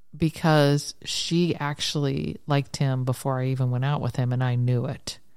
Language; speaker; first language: English; native; English